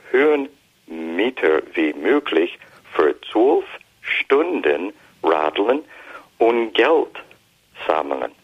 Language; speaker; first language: German; non-native, fluent; English